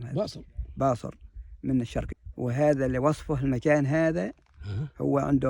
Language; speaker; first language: Arabic; native; Arabic